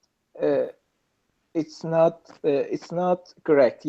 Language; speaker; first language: English; non-native, learner; Persian